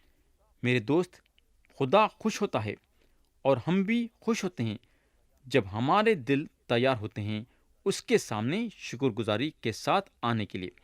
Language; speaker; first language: Urdu; native; Urdu